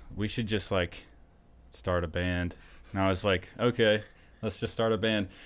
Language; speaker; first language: English; native; English